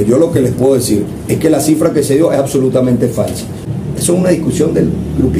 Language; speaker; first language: Spanish; native; Spanish